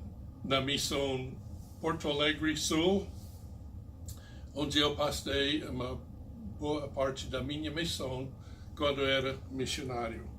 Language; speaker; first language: Portuguese; non-native, fluent; English